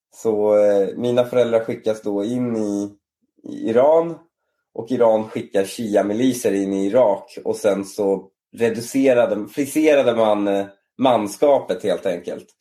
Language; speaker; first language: Swedish; early bilingual, other home language; Persian